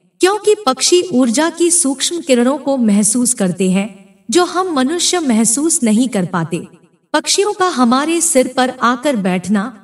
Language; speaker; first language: Hindi; native; Hindi